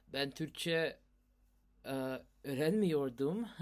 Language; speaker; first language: Turkish; non-native, learner; Urdu